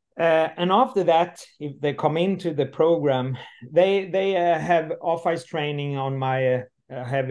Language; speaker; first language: English; non-native, learner; Swedish